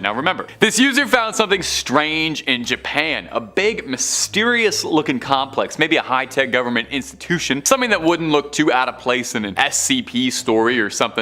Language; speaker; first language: English; native; English